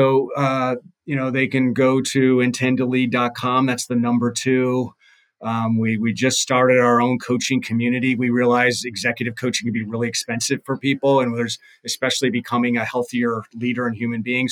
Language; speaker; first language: English; native; English